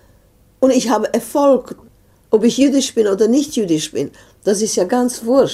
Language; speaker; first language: German; non-native, fluent; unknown